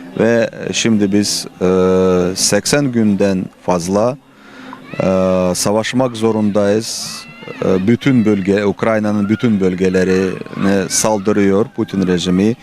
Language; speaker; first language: Turkish; non-native, fluent; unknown